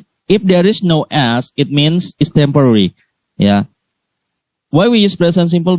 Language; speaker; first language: English; non-native, learner; Indonesian